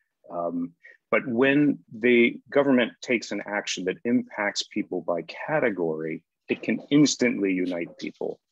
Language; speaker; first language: English; native; English